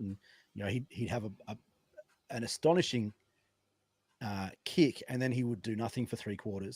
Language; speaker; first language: English; native; English